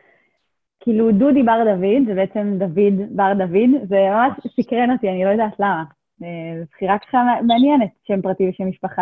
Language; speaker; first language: Hebrew; native; Hebrew